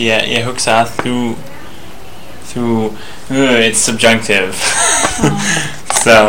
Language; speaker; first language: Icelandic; non-native, learner; English